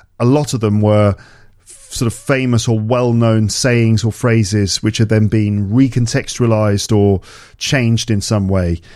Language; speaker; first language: English; native; English